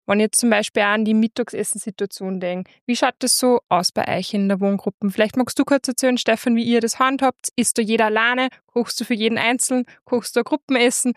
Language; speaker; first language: German; native; German